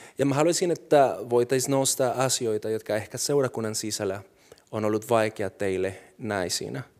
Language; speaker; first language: Finnish; non-native, fluent; Spanish